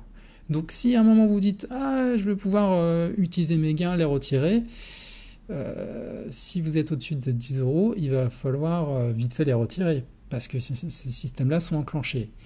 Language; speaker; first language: French; native; French